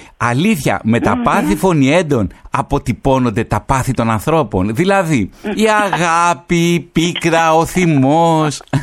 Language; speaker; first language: Greek; native; Greek